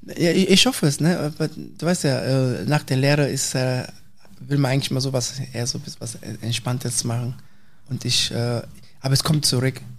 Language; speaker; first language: German; early bilingual, other home language; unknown